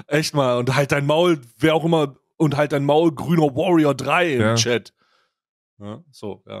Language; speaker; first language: German; native; German